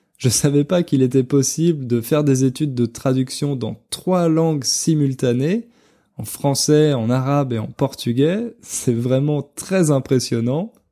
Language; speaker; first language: French; native; French